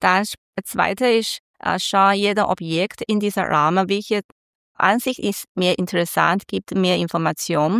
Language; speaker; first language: German; non-native, learner; Chinese